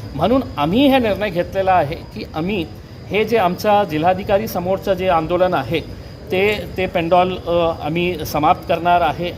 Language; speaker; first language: Marathi; non-native, local second language; Urdu